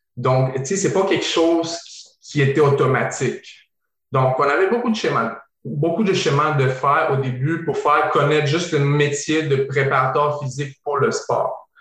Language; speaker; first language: French; early bilingual, other home language; Bosnian